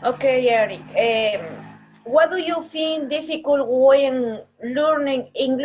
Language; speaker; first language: English; non-native, learner; Spanish